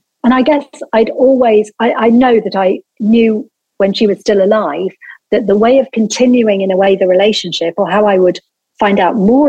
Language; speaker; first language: English; native; English